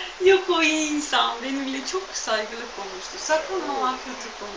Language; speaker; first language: Turkish; non-native, learner; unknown